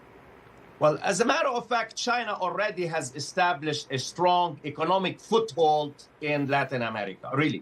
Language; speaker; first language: English; non-native, fluent; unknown